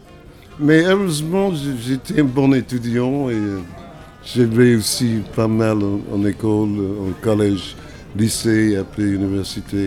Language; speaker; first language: French; non-native, fluent; English